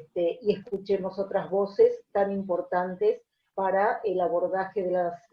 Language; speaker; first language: Spanish; native; Spanish